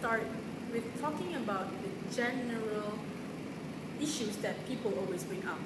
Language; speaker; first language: English; non-native, local second language; Malay